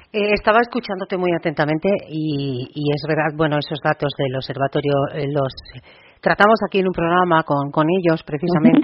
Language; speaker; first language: Spanish; native; Spanish